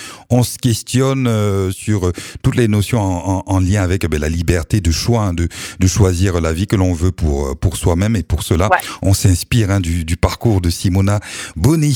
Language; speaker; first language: French; native; French